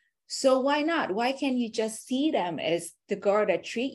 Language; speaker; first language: English; non-native, fluent; Vietnamese